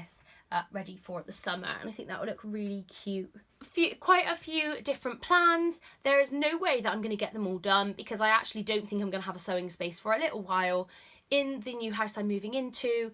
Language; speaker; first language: English; native; English